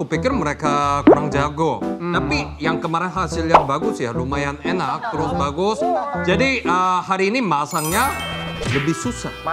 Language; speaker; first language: Indonesian; non-native, fluent; Korean